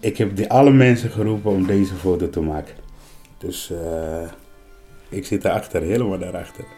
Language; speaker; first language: Dutch; non-native, fluent; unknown